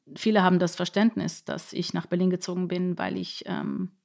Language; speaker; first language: German; non-native, fluent; English